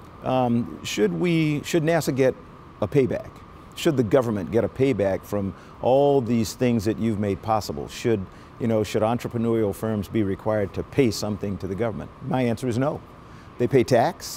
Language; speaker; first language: English; native; English